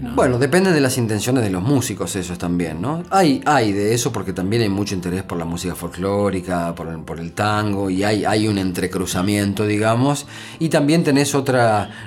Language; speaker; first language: Spanish; native; Spanish